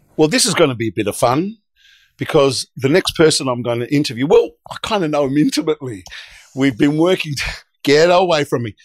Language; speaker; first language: English; native; English